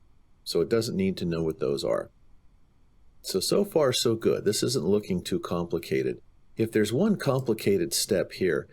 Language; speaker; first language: English; native; English